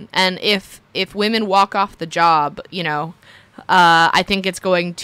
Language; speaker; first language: English; native; English